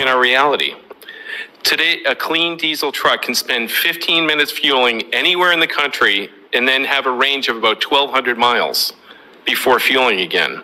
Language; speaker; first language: English; native; English